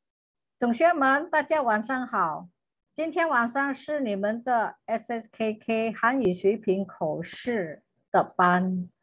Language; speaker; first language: Chinese; non-native, fluent; Indonesian